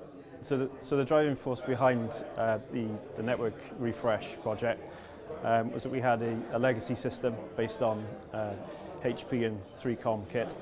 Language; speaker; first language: English; native; English